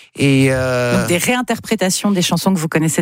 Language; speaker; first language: French; native; French